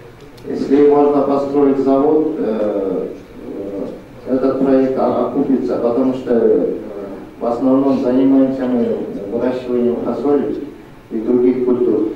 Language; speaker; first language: Russian; non-native, local second language; Kyrgyz